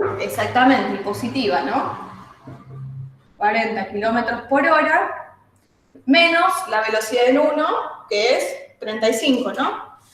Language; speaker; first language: Spanish; native; Spanish